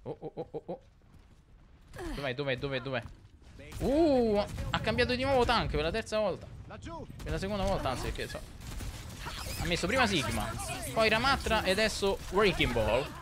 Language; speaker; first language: Italian; native; Italian